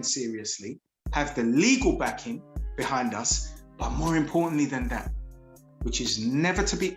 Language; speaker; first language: English; native; English